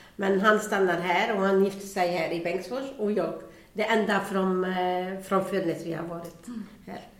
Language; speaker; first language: Swedish; non-native, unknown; Arabic